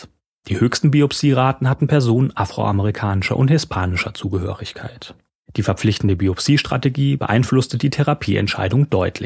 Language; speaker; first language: German; native; German